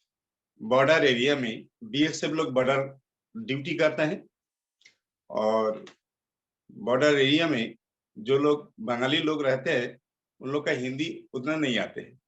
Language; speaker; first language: Hindi; non-native, local second language; Bangla